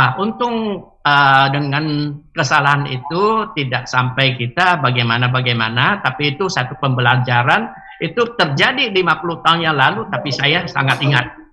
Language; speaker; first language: Indonesian; native; Indonesian